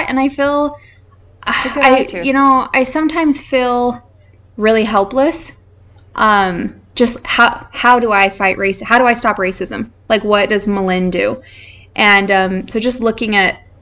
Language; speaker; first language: English; native; English